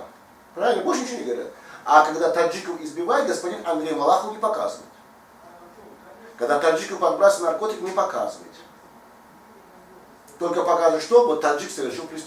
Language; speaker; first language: Russian; non-native, fluent; Tajik